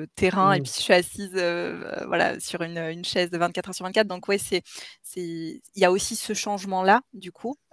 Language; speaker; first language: French; native; French